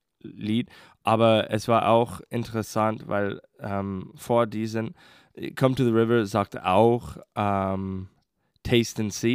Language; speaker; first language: German; non-native, fluent; English